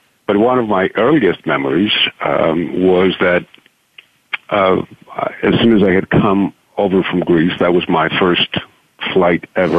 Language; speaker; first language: English; non-native, fluent; Greek